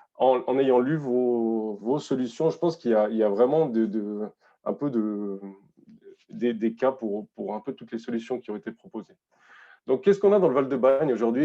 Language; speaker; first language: French; native; French